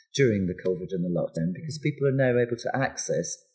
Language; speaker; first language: English; native; English